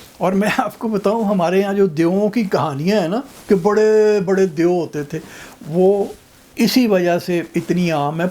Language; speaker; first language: Urdu; non-native, local second language; Punjabi